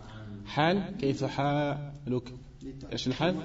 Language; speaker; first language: Arabic; non-native, fluent; French